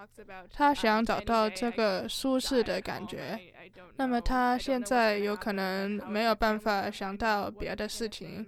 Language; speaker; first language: Chinese; early bilingual, heritage; Chinese